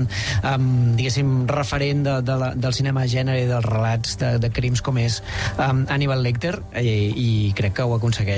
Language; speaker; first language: Catalan; native; Catalan